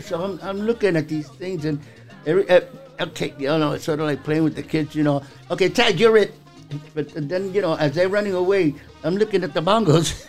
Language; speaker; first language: English; early bilingual, other home language; Spanish